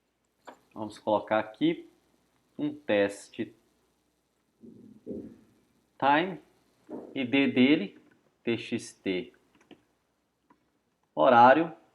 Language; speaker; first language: Portuguese; native; Portuguese